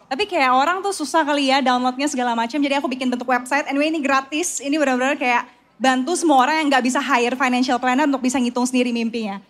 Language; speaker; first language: Indonesian; native; Indonesian